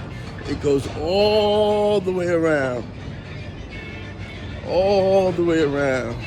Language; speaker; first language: English; native; English